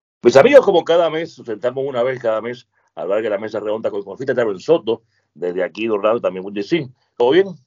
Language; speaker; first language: Spanish; native; Spanish